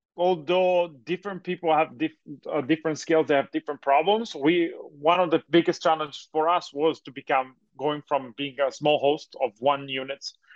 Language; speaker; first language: English; non-native, fluent; Italian